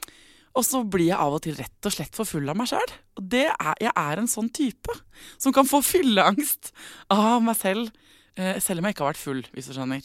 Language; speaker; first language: Norwegian; native; Norwegian